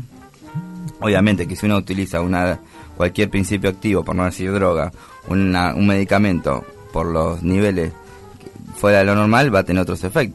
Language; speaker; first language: Spanish; native; Spanish